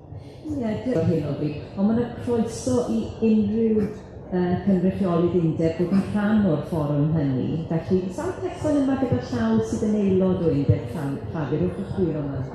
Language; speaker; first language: Welsh; native; Welsh